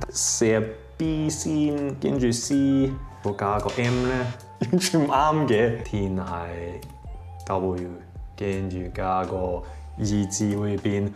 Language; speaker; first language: Cantonese; non-native, fluent; English